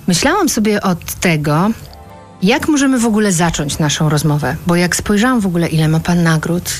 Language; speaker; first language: Polish; native; Polish